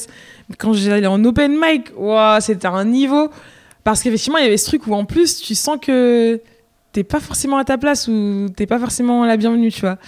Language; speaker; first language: French; native; French